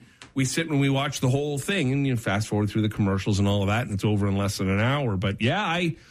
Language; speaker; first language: English; native; English